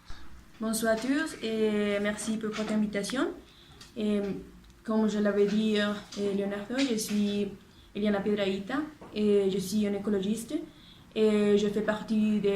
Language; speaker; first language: French; non-native, learner; Spanish